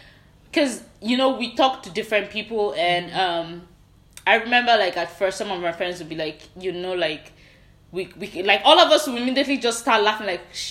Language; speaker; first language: English; non-native, local second language; Yoruba